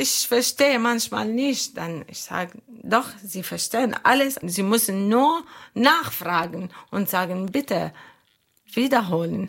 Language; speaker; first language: German; non-native, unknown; Arabic